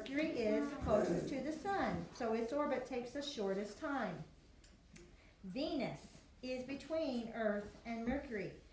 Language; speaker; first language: English; native; English